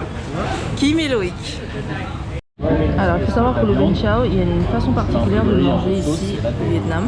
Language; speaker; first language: French; native; French